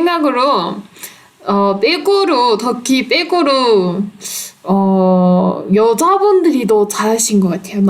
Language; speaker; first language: Korean; non-native, fluent; Turkish